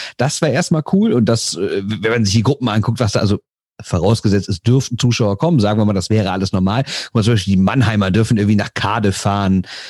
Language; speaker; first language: German; native; German